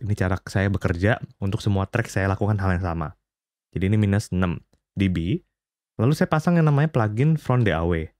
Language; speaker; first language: Indonesian; native; Indonesian